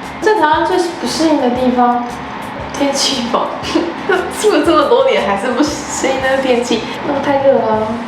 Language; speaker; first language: Chinese; non-native, fluent; English